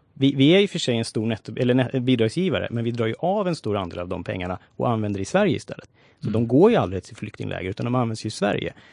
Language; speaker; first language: Swedish; native; Swedish